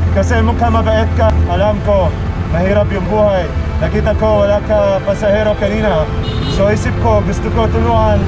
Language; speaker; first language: Filipino; non-native, learner; Arabic